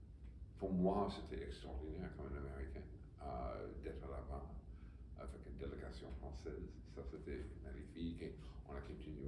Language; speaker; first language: French; non-native, fluent; English